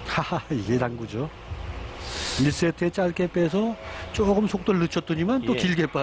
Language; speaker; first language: Korean; native; Korean